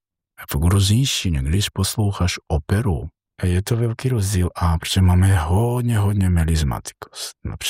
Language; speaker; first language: Czech; non-native, learner; Georgian